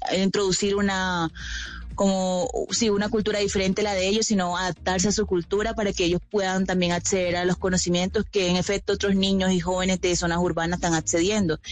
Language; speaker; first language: Spanish; native; Spanish